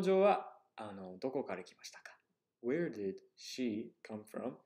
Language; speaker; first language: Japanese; non-native, fluent; English